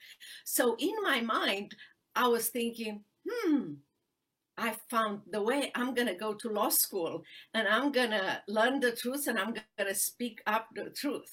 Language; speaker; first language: English; non-native, fluent; Romanian